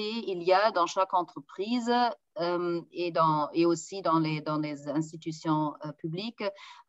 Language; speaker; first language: French; non-native, fluent; German